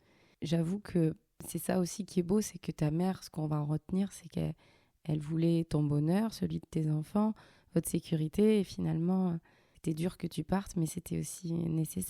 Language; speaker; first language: French; early bilingual, other home language; Arabic